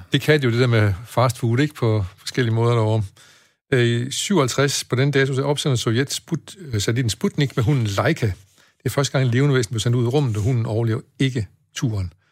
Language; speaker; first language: Danish; native; Danish